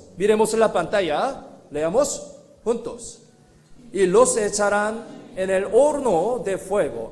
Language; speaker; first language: Spanish; non-native, fluent; Korean